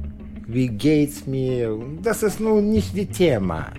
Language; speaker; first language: German; non-native, learner; Russian